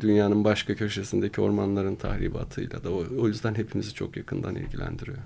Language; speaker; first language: Turkish; native; Turkish